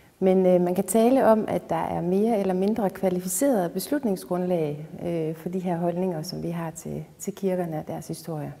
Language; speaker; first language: Danish; native; Danish